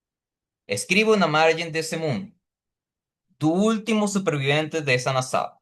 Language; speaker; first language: Spanish; native; Spanish